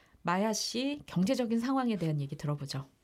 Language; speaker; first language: Korean; native; Korean